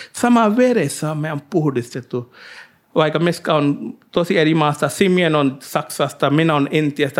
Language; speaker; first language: Finnish; non-native, learner; Hindi